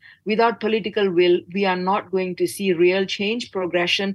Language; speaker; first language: English; non-native, local second language; Tamil